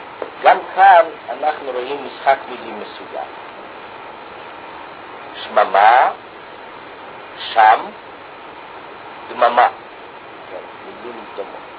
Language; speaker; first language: Hebrew; non-native, fluent; Russian